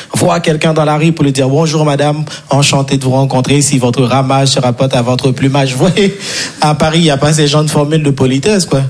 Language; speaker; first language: French; non-native, local second language; Haitian Creole